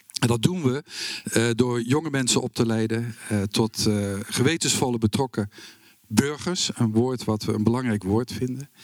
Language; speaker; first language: Dutch; native; Dutch